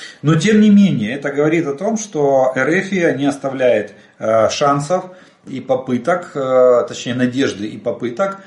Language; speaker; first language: Russian; native; Russian